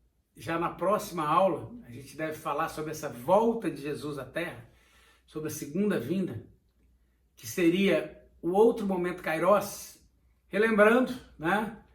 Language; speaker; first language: Portuguese; native; Portuguese